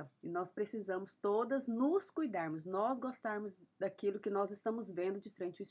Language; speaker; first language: Portuguese; native; Portuguese